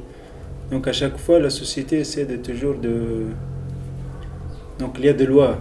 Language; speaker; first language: French; non-native, local second language; Arabic